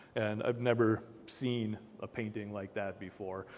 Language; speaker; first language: English; native; English